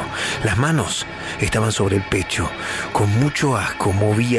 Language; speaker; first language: Spanish; native; Spanish